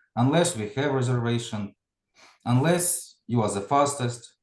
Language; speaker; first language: English; non-native, fluent; Ukrainian